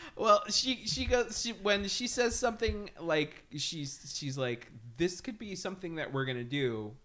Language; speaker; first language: English; early bilingual, other home language; Spanish